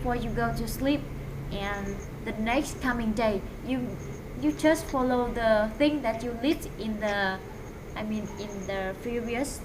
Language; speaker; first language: English; non-native, fluent; Vietnamese